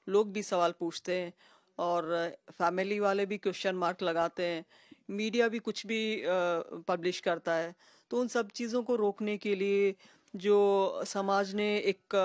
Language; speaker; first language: Hindi; native; Hindi